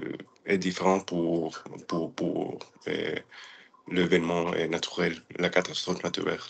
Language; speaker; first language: French; non-native, learner; English